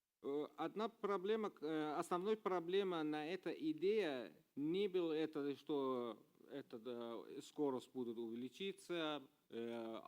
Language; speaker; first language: Russian; non-native, learner; Persian